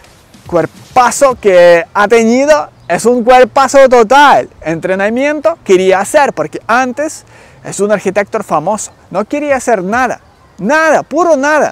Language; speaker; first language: Spanish; non-native, learner; Ukrainian